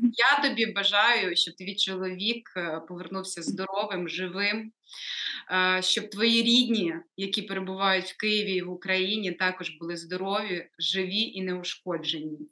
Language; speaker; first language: Ukrainian; native; Ukrainian